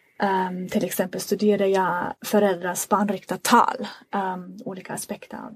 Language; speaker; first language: Swedish; non-native, fluent; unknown